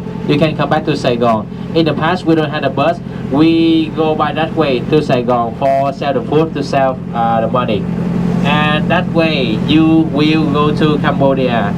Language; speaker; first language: English; non-native, learner; Vietnamese